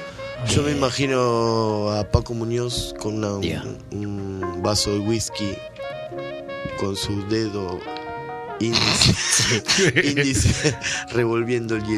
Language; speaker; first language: Spanish; native; Spanish